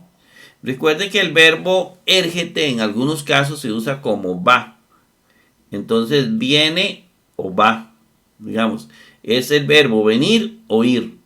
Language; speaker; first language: Spanish; native; Spanish